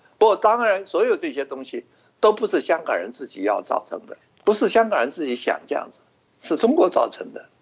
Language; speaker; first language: Chinese; non-native, local second language; Cantonese